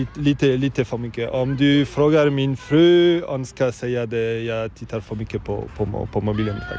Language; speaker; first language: Swedish; non-native, learner; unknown